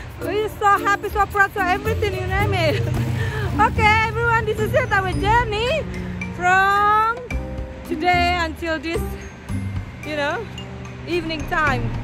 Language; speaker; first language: English; non-native, fluent; Indonesian